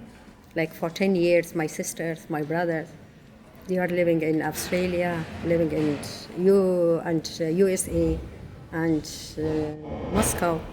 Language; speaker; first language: English; non-native, learner; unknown